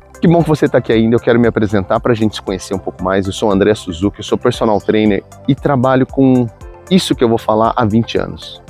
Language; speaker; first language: Portuguese; native; Portuguese